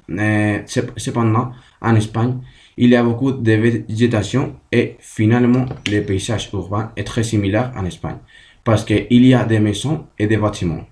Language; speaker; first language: French; non-native, learner; Spanish